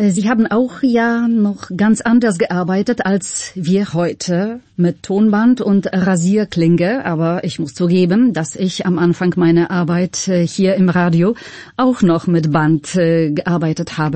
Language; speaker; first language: German; non-native, fluent; Polish